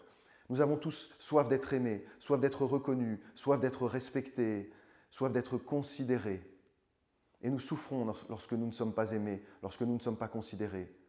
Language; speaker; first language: French; native; French